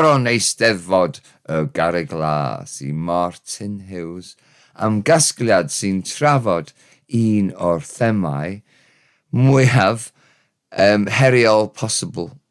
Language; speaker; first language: Welsh; non-native, learner; English